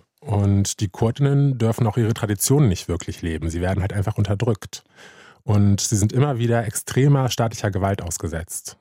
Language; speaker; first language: German; native; German